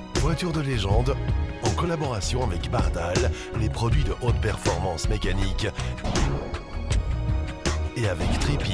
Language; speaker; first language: French; native; French